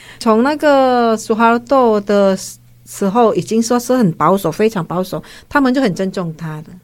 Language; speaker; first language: Chinese; non-native, fluent; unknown